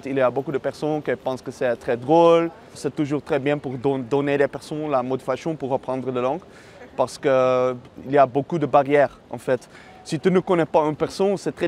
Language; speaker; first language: French; non-native, learner; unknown